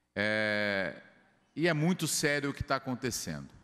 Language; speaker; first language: Portuguese; native; Portuguese